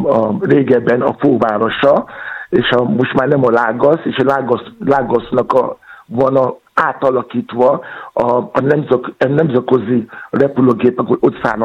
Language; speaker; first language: Hungarian; non-native, fluent; Yoruba